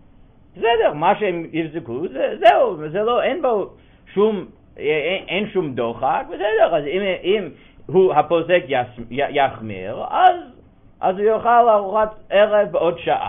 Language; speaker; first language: Hebrew; non-native, fluent; English